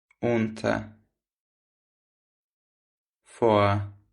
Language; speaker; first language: German; non-native, fluent; Ukrainian